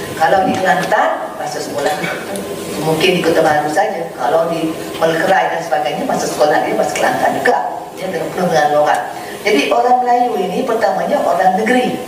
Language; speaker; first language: Malay; native; Malay